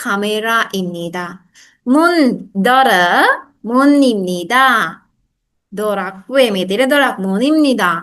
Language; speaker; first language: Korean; non-native, fluent; Sinhala